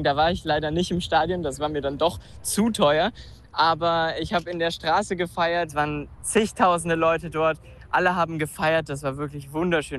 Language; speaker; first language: German; native; German